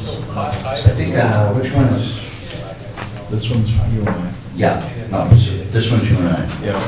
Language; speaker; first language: English; native; English